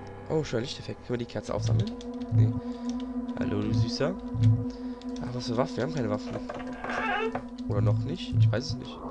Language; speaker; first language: German; native; German